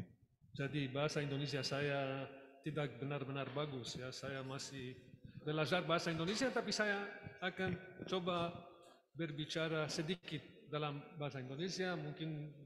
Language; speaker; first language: Indonesian; non-native, learner; English